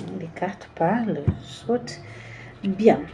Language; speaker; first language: French; non-native, learner; Portuguese